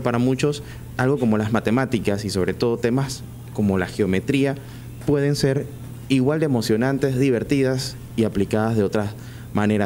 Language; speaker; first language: Spanish; native; Spanish